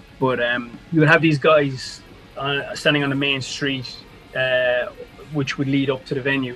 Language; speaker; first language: English; native; English